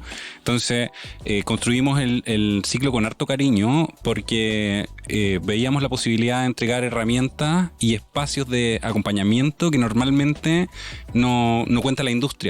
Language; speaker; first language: Spanish; native; Spanish